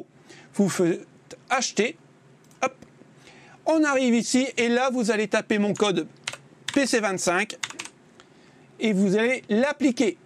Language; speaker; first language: French; native; French